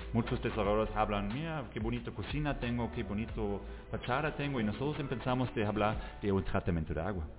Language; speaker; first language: Spanish; non-native, fluent; German